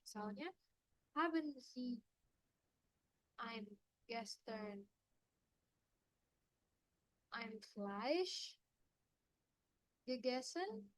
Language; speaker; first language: German; non-native, learner; Indonesian